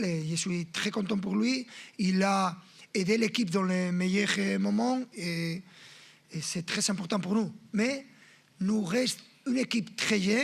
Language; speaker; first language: French; non-native, fluent; Spanish